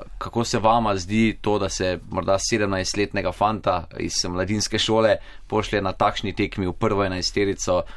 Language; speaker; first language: Slovenian; native; Slovenian